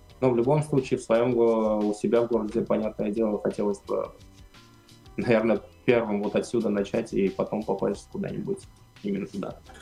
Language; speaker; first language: Russian; non-native, fluent; Armenian